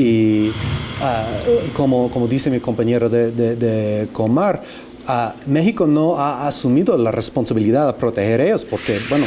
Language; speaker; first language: Spanish; non-native, fluent; English